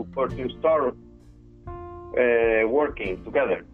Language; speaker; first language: English; non-native, learner; Spanish